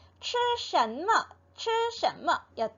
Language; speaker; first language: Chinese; non-native, fluent; Korean